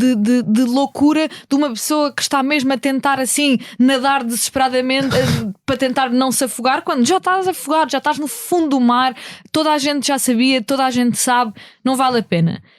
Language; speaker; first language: Portuguese; native; Portuguese